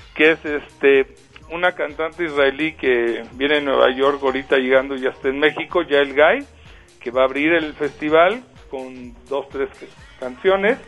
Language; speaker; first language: Spanish; native; Spanish